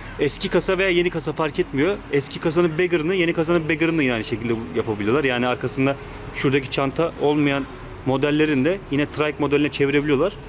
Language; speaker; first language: Turkish; native; Turkish